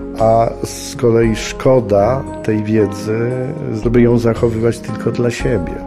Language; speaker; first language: Polish; native; Polish